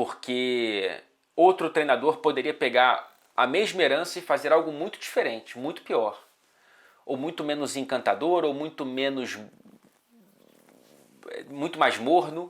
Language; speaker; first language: Portuguese; native; Portuguese